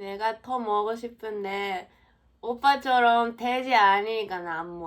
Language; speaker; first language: Korean; non-native, fluent; Japanese